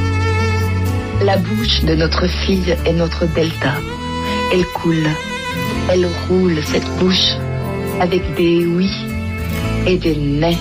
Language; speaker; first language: French; non-native, fluent; Greek